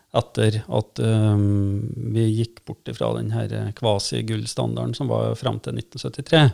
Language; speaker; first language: Norwegian; native; Norwegian